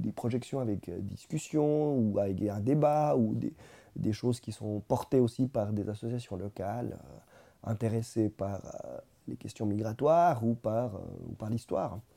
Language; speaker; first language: French; non-native, fluent; Spanish